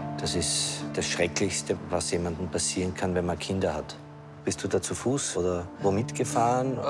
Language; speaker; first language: German; native; German